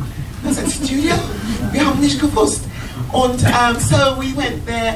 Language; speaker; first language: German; non-native, learner; English